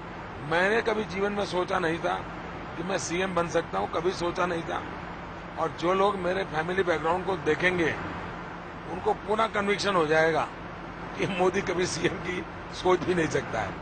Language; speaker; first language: Hindi; non-native, local second language; Gujarati